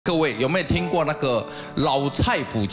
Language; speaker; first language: Chinese; native; Chinese